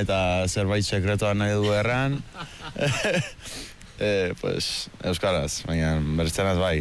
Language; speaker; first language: Basque; early bilingual, heritage; Basque